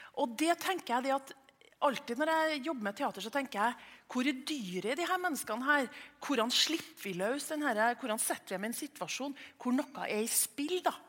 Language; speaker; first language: Norwegian; native; Norwegian